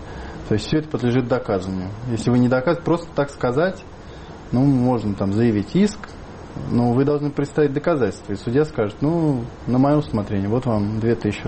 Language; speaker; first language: Russian; native; Russian